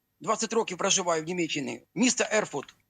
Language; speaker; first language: Ukrainian; non-native, local second language; Russian